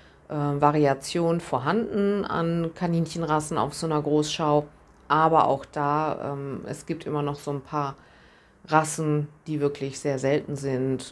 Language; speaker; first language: German; native; German